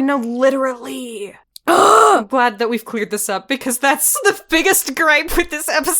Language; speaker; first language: English; native; English